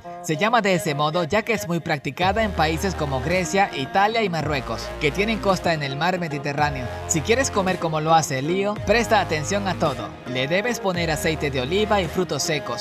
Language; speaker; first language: Spanish; native; Spanish